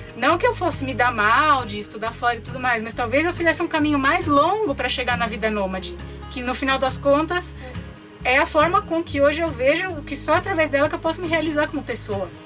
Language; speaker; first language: Portuguese; native; Portuguese